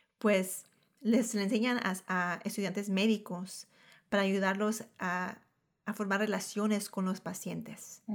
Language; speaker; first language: Spanish; early bilingual, heritage; Spanish